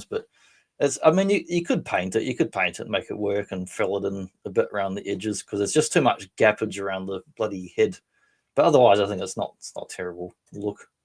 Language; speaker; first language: English; native; English